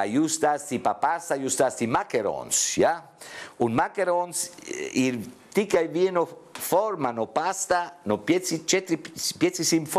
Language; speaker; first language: Latvian; non-native, learner; Italian